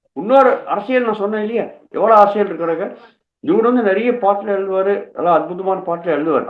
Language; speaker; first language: Tamil; non-native, local second language; Telugu